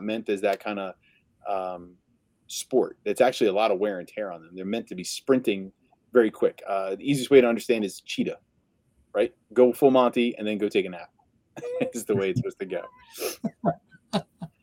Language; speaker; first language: English; native; English